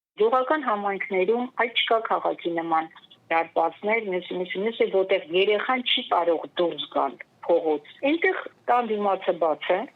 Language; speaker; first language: Armenian; native; Armenian